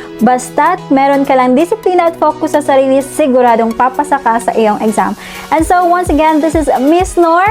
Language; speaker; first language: Filipino; non-native, local second language; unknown